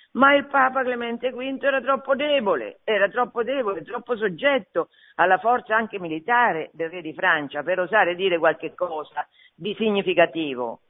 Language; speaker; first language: Italian; native; Italian